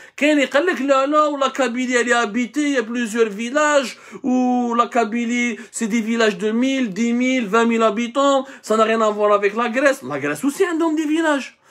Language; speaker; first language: French; non-native, local second language; Arabic